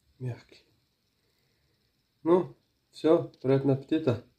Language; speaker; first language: Russian; non-native, fluent; Uzbek